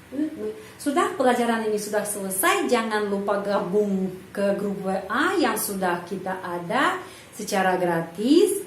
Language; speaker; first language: Indonesian; non-native, fluent; Russian